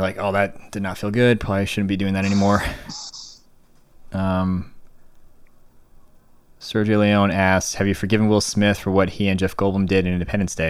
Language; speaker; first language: English; native; English